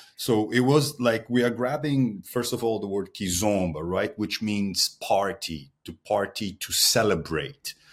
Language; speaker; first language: English; non-native, fluent; Portuguese